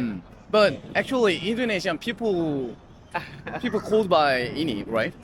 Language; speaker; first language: English; non-native, learner; Korean